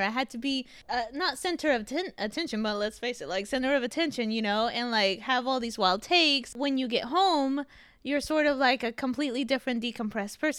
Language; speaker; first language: English; early bilingual, other home language; Spanish